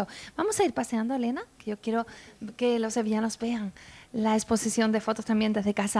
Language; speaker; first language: Spanish; native; Spanish